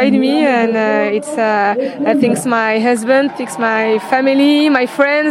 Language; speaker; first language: English; non-native, learner; French